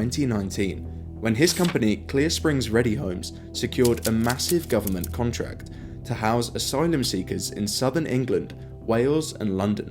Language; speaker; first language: English; native; English